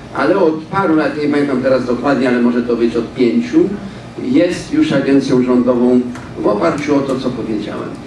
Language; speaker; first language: Polish; native; Polish